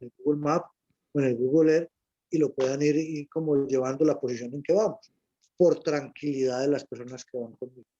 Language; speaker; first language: Spanish; native; Spanish